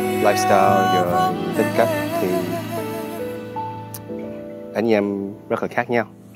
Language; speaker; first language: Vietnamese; early bilingual, heritage; Vietnamese